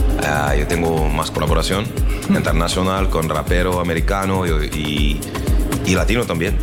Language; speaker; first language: Spanish; non-native, learner; French